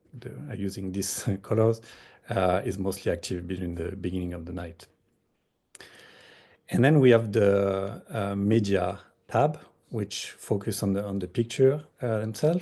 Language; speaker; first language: English; non-native, fluent; French